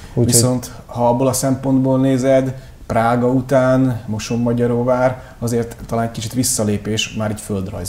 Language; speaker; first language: Hungarian; native; Hungarian